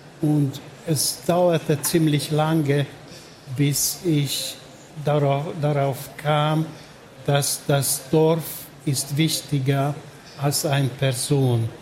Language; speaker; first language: German; non-native, fluent; Hungarian